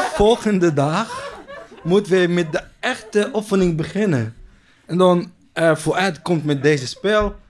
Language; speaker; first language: Dutch; non-native, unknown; Arabic